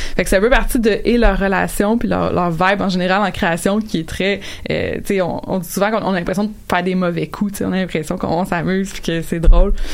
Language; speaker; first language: French; native; French